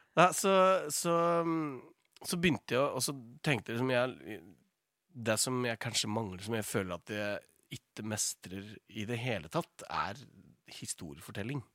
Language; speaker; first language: Norwegian; native; Norwegian